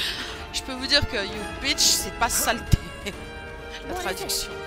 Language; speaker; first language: French; native; French